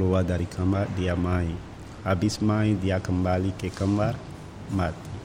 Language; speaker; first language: Indonesian; non-native, fluent; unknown